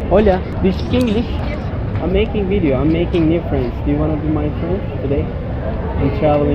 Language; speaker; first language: English; non-native, learner; Turkish